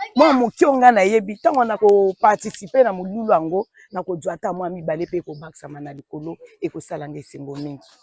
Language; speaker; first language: Lingala; native; Lingala